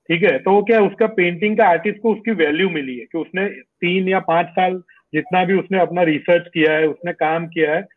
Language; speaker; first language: Hindi; non-native, local second language; Gujarati